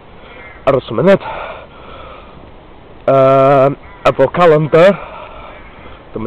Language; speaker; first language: Welsh; non-native, learner; English